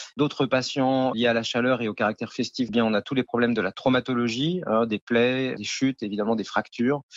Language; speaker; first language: French; native; French